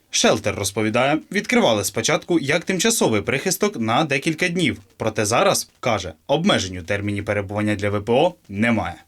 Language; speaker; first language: Ukrainian; native; Ukrainian